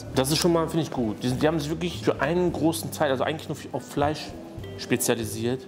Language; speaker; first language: German; native; German